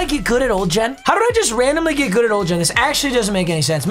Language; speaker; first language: English; native; English